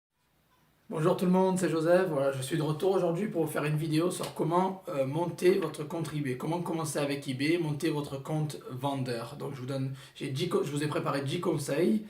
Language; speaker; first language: French; native; French